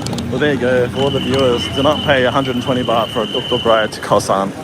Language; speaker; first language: English; native; English